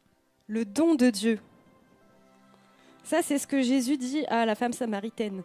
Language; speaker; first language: French; native; French